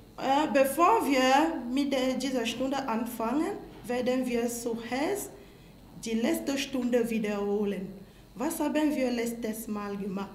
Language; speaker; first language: German; non-native, fluent; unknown